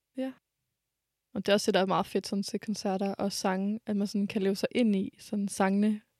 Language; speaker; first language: Danish; early bilingual, other home language; French